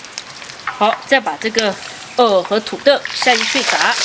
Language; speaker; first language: Chinese; native; Chinese